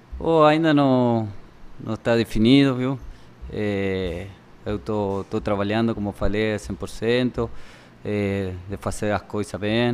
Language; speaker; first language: Portuguese; non-native, learner; Spanish